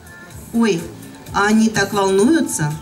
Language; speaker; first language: Russian; native; Russian